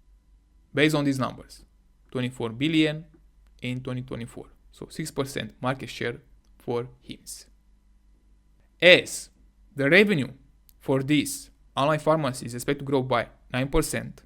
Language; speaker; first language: English; non-native, fluent; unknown